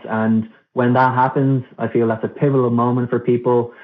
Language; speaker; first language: English; non-native, local second language; Irish